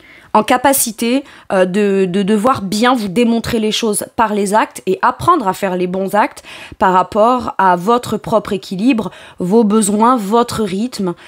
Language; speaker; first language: French; native; French